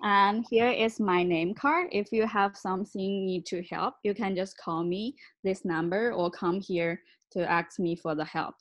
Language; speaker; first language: English; non-native, learner; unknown